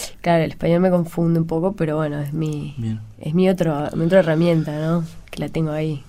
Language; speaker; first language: Spanish; early bilingual, other home language; English